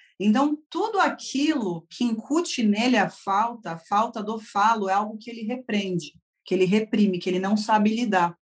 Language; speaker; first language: Portuguese; native; Portuguese